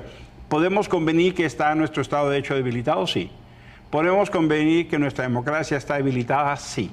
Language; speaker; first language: Spanish; native; Spanish